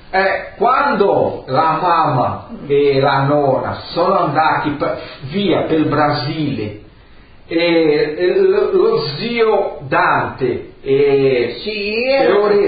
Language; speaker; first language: Italian; early bilingual, heritage; Italian